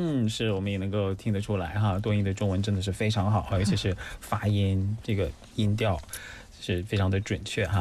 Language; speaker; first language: Chinese; native; Chinese